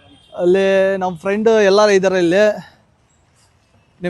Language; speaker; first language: Kannada; non-native, local second language; Urdu